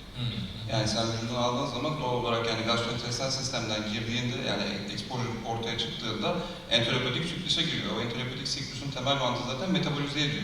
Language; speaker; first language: Turkish; native; Turkish